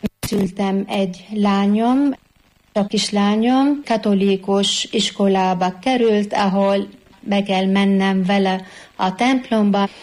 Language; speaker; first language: Hungarian; non-native, fluent; Arabic